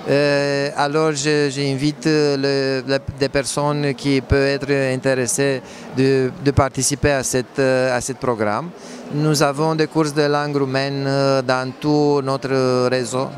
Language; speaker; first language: French; non-native, fluent; Romanian